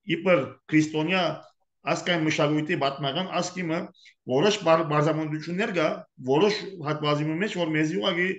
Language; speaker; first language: Armenian; early bilingual, heritage; Armenian